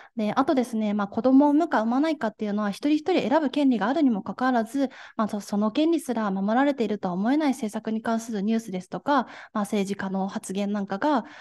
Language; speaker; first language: Japanese; native; Japanese